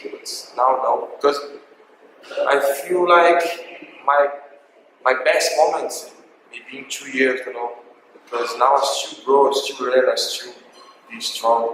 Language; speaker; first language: English; non-native, learner; Portuguese